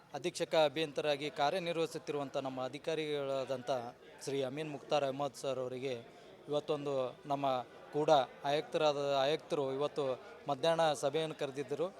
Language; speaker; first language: Kannada; native; Kannada